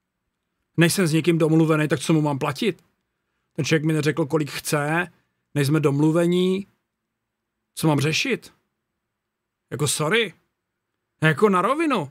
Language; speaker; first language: Czech; native; Czech